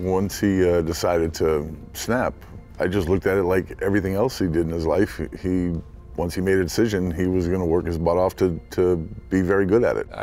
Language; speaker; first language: English; native; English